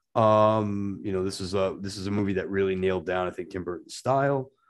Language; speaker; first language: English; native; English